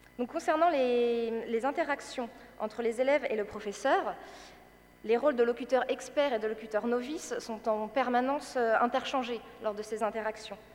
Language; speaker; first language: French; native; French